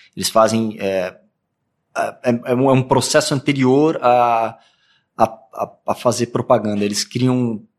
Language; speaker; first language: Portuguese; native; Portuguese